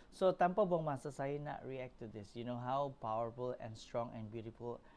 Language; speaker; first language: English; non-native, local second language; Malay